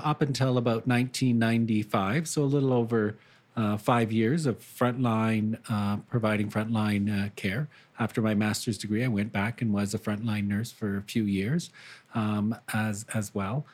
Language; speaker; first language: English; native; English